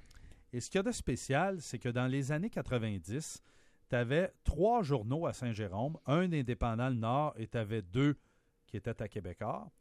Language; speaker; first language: French; native; French